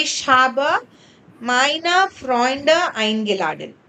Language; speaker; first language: German; non-native, fluent; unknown